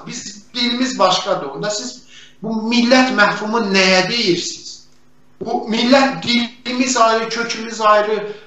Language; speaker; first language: Azerbaijani; non-native, local second language; Talysh